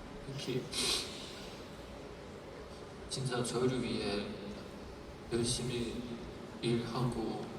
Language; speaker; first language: Korean; non-native, fluent; Chinese